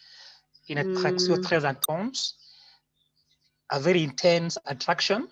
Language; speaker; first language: French; non-native, fluent; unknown